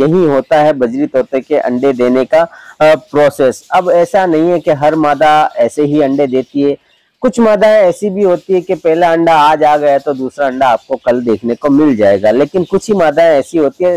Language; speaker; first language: Hindi; native; Hindi